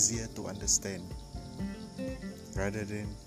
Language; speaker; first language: English; non-native, local second language; Malay